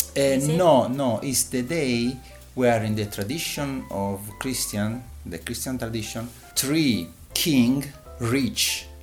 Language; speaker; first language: English; non-native, learner; Italian